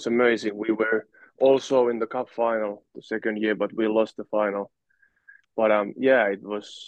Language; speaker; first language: English; non-native, fluent; Finnish